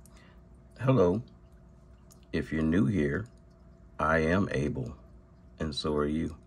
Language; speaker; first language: English; native; English